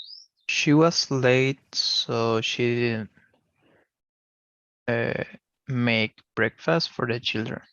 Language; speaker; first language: English; non-native, learner; Portuguese